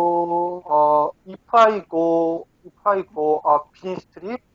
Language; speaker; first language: English; non-native, learner; Korean